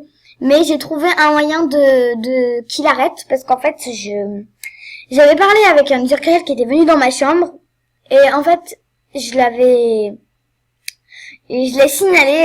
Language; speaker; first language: French; native; French